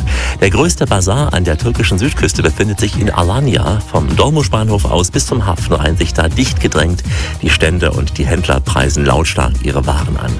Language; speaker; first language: German; native; German